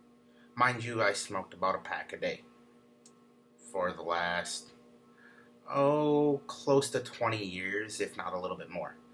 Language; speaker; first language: English; native; English